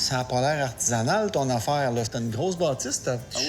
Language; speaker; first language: French; native; French